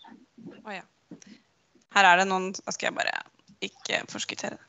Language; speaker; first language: Norwegian; native; Norwegian